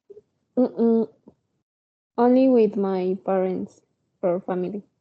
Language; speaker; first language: English; non-native, learner; Spanish